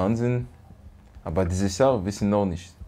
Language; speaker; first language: German; non-native, learner; French